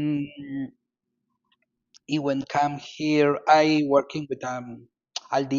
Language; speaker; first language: English; non-native, learner; Spanish